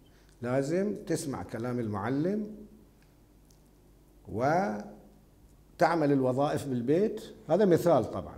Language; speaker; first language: Arabic; native; Arabic